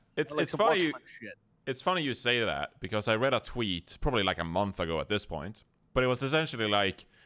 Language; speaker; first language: English; non-native, fluent; Swedish